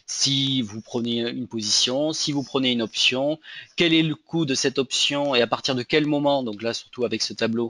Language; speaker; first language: French; native; French